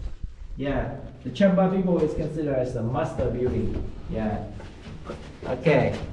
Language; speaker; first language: English; non-native, fluent; Vietnamese